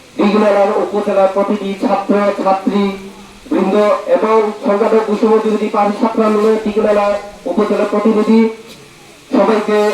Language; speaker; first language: Bangla; non-native, local second language; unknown